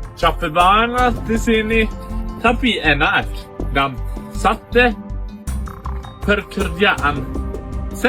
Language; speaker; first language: Indonesian; non-native, learner; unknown